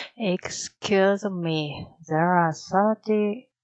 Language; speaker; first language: English; non-native, learner; Japanese